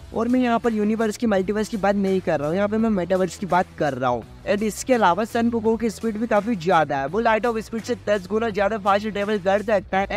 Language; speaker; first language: Hindi; native; Hindi